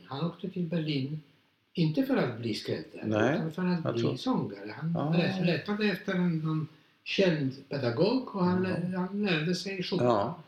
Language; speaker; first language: Swedish; non-native, fluent; Polish